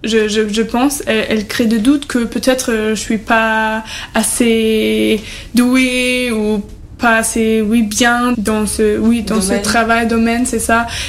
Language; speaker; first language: French; non-native, fluent; German